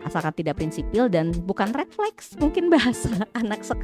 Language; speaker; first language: Indonesian; native; Indonesian